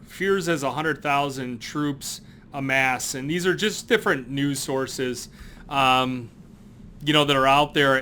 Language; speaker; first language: English; native; English